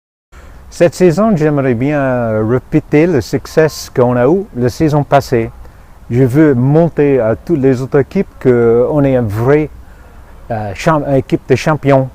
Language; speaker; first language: French; non-native, fluent; English